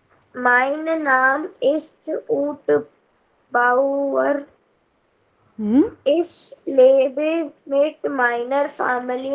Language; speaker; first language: German; non-native, learner; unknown